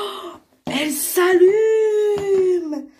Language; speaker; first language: French; native; French